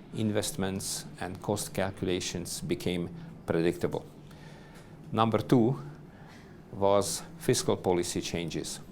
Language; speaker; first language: English; non-native, fluent; Hungarian